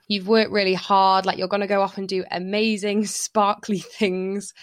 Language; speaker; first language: English; native; English